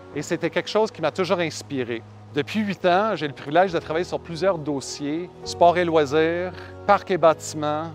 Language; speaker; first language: French; non-native, local second language; English